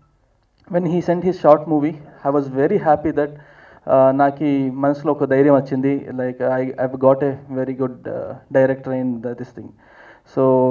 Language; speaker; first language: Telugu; non-native, learner; Kannada